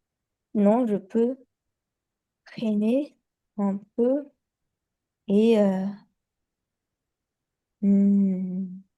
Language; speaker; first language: French; non-native, learner; Chinese